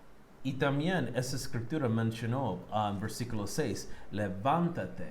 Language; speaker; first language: Spanish; non-native, learner; English